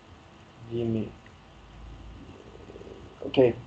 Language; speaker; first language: English; non-native, learner; Spanish